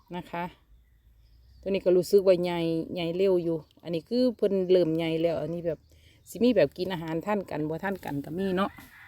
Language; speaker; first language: Thai; native; Thai